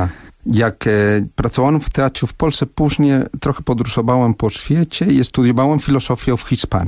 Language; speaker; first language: Polish; non-native, fluent; Spanish